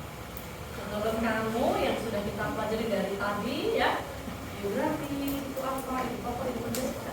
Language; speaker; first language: Indonesian; native; Indonesian